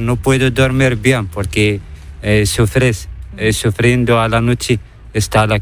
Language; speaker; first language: Spanish; non-native, learner; Arabic